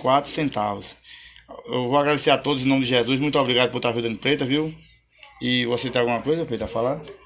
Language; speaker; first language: Portuguese; native; Portuguese